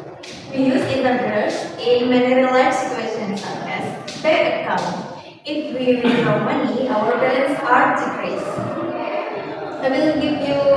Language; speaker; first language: English; non-native, learner; Indonesian